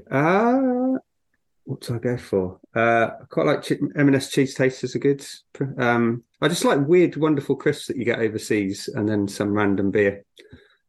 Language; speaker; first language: English; native; English